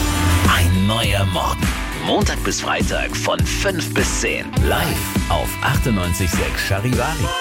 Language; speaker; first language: German; native; German